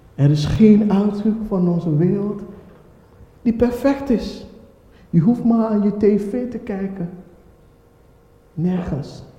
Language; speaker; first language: Dutch; non-native, fluent; Akan